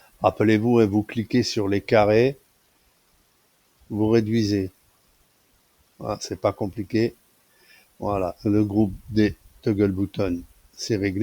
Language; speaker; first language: French; native; French